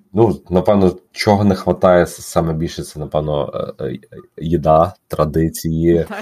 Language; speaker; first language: Ukrainian; native; Ukrainian